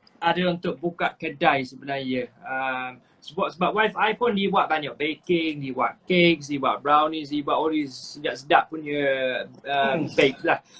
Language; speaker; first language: Malay; non-native, fluent; English